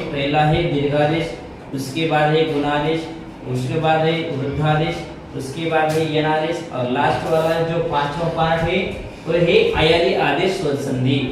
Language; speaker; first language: Hindi; non-native, local second language; Marathi